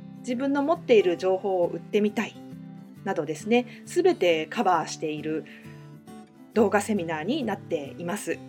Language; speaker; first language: Japanese; native; Japanese